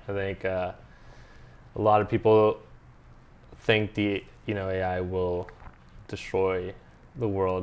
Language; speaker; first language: English; early bilingual, other home language; Spanish